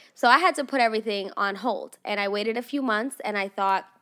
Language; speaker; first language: English; non-native, fluent; Russian